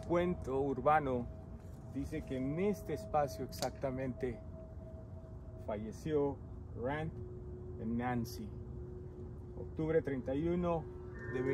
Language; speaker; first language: Spanish; native; Spanish